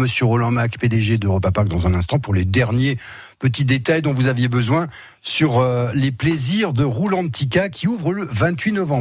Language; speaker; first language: French; native; French